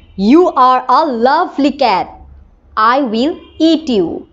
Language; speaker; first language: English; non-native, local second language; Bangla